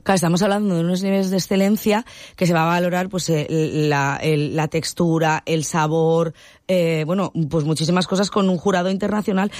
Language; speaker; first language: Spanish; native; Spanish